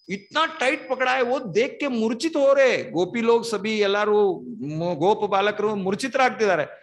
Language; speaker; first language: Hindi; non-native, local second language; Kannada